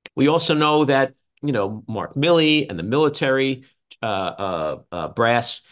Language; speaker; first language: English; native; English